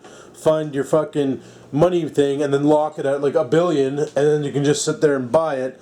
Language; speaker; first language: English; native; English